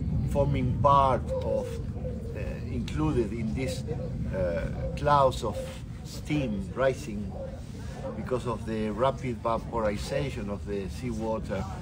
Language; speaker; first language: English; non-native, fluent; Spanish